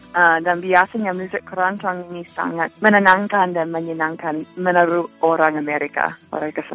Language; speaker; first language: Indonesian; non-native, fluent; English